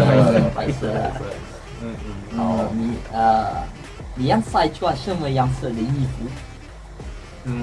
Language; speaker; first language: Chinese; non-native, learner; Malay